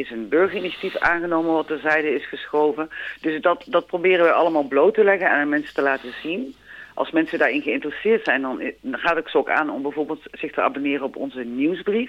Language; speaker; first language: Dutch; native; Dutch